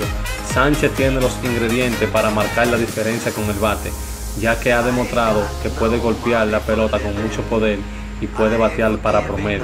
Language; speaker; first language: Spanish; native; Spanish